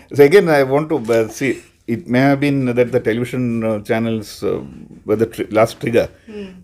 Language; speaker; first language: English; non-native, local second language; Malayalam